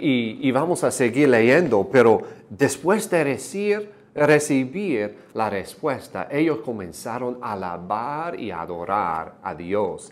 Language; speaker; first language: Spanish; non-native, fluent; English